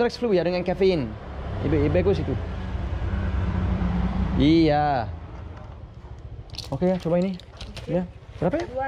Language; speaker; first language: Indonesian; non-native, learner; English